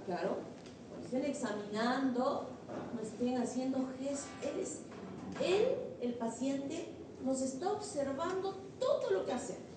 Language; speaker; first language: Spanish; native; Spanish